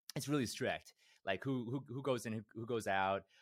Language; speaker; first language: English; early bilingual, other home language; Korean